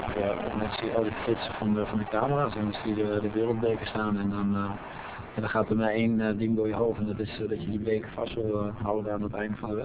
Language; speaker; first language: Dutch; native; Dutch